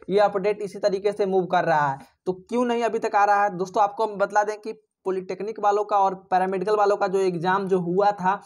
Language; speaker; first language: Hindi; native; Hindi